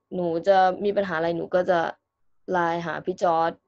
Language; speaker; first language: Thai; native; Thai